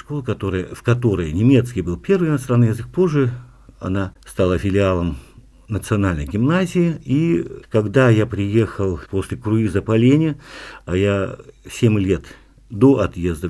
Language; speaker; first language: Russian; non-native, local second language; Yakut